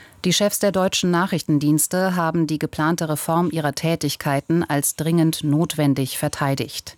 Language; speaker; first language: German; native; German